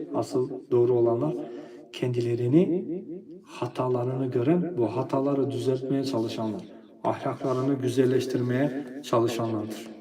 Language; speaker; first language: Turkish; non-native, fluent; Albanian